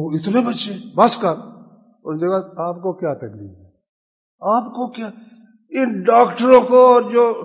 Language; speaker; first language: Urdu; non-native, local second language; Punjabi